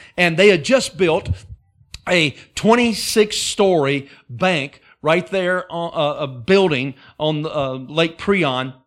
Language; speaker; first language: English; native; English